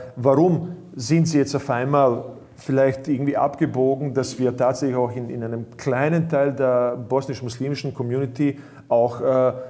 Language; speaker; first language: German; non-native, fluent; Bosnian